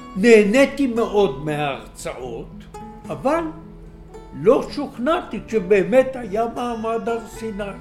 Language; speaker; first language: Hebrew; native; Hebrew